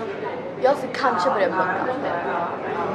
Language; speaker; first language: Swedish; early bilingual, other home language; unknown